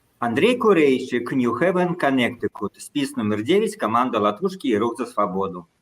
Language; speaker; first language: Belarusian; native; Belarusian